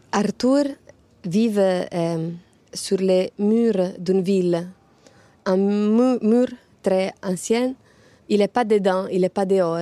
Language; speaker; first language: French; non-native, fluent; Italian